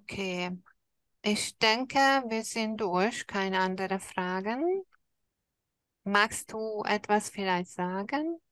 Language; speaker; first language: German; non-native, fluent; Hungarian